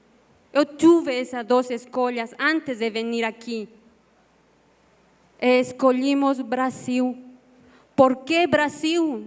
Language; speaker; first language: Portuguese; non-native, learner; Spanish